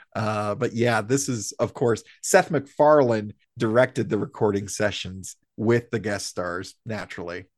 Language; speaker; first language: English; native; English